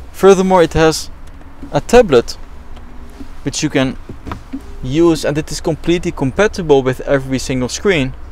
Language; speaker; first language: English; non-native, fluent; Dutch